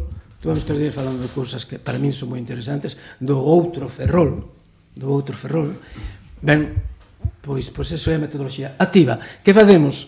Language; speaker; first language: Galician; native; Galician